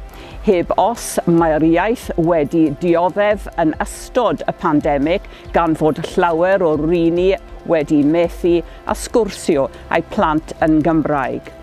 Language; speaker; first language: Welsh; non-native, local second language; English